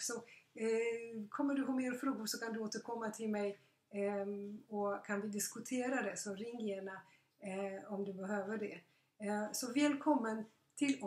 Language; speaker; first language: Swedish; non-native, fluent; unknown